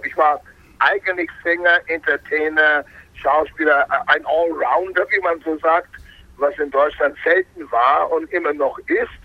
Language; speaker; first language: German; non-native, fluent; English